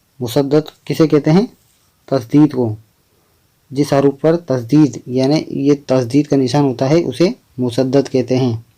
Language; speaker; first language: Hindi; native; Hindi